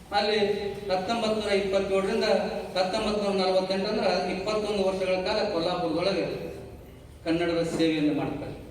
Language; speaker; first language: Kannada; native; Kannada